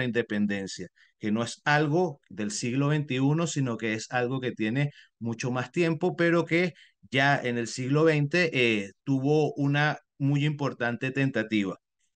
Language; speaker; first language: Spanish; native; Spanish